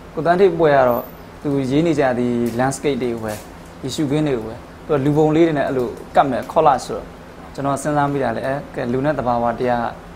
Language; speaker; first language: Burmese; native; Burmese